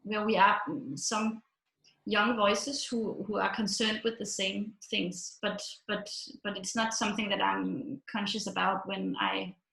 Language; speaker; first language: English; non-native, fluent; Danish